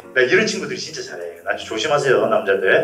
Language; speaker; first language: Korean; native; Korean